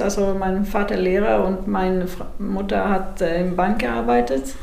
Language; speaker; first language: German; non-native, fluent; Swedish